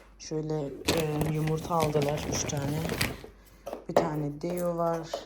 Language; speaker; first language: Turkish; early bilingual, heritage; Turkish